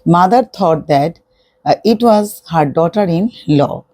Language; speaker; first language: English; non-native, local second language; Bangla